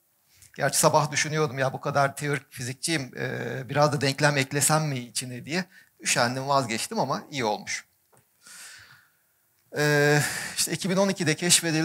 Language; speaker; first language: Turkish; native; Turkish